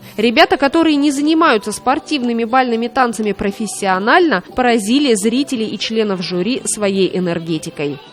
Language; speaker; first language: Russian; native; Russian